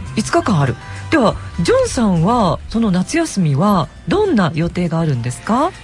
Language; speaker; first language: Japanese; native; Japanese